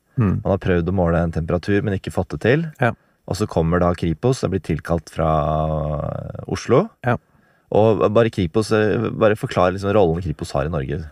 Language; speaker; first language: Norwegian; native; Norwegian